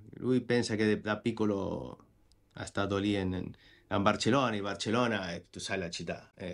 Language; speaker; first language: Italian; non-native, fluent; Spanish